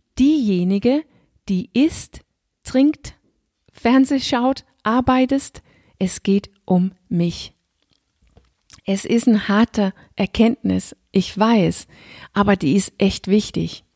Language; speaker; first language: German; non-native, fluent; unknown